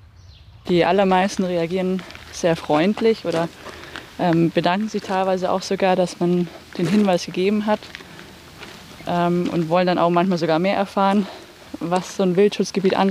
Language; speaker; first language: German; native; German